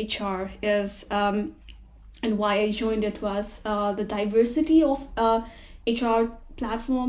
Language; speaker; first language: English; non-native, local second language; Nepali